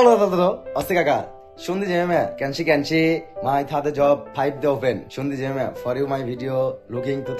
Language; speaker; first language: English; non-native, learner; Bangla